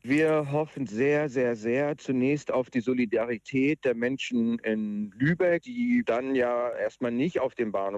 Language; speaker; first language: German; native; German